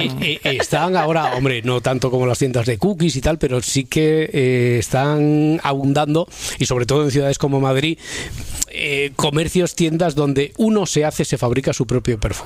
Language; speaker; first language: Spanish; native; Spanish